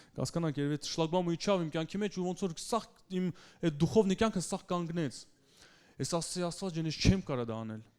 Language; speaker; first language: Armenian; early bilingual, heritage; Russian